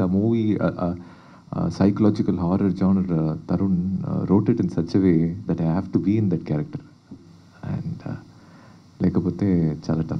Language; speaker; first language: Telugu; non-native, local second language; Tamil